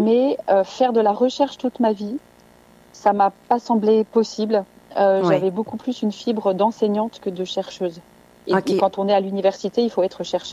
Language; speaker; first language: French; native; French